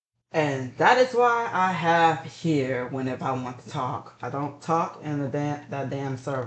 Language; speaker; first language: English; native; English